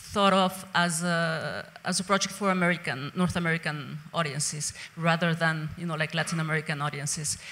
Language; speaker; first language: English; non-native, fluent; Spanish